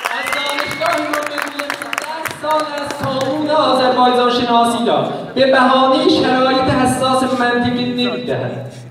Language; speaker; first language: Persian; non-native, local second language; Azerbaijani